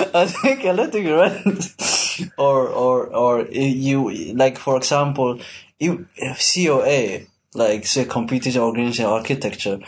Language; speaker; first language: English; non-native, fluent; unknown